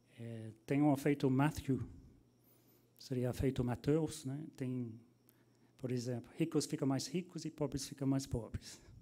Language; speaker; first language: Portuguese; non-native, fluent; English